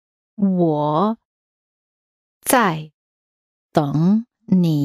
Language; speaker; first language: Chinese; non-native, learner; English